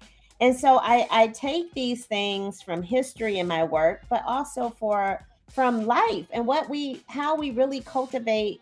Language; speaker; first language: English; native; English